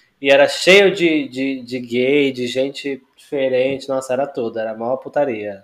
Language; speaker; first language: Portuguese; native; Portuguese